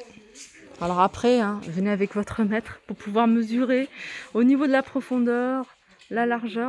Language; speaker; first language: French; native; French